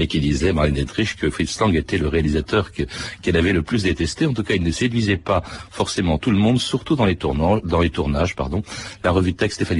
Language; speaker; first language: French; native; French